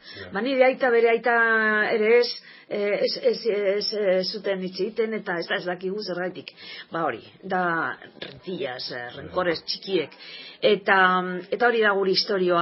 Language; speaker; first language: Basque; non-native, local second language; Spanish